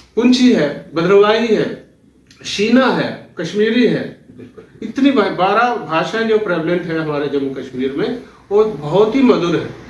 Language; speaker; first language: Hindi; non-native, local second language; Dogri